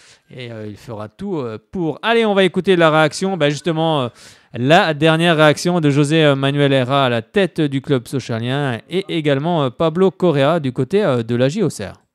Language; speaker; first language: French; native; French